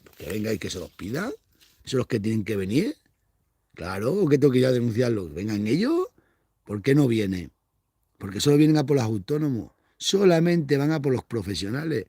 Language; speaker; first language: Spanish; native; Spanish